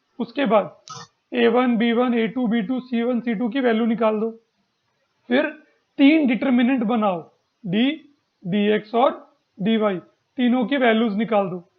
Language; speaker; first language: Hindi; non-native, local second language; Marathi